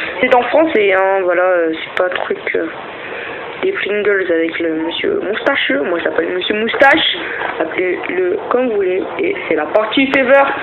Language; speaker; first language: French; native; French